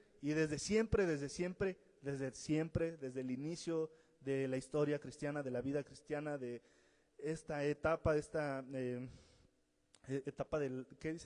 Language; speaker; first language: Spanish; native; Spanish